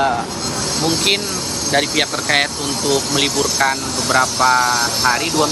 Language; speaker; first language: Indonesian; native; Indonesian